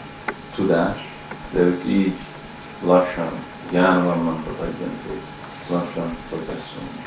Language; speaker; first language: Hungarian; early bilingual, heritage; Hungarian